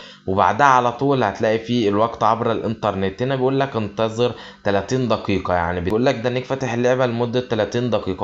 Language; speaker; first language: Arabic; native; Arabic